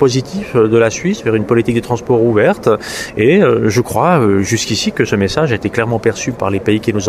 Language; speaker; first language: French; native; French